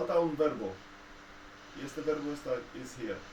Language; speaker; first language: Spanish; non-native, fluent; English